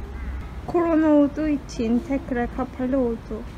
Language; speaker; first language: Turkish; non-native, fluent; Korean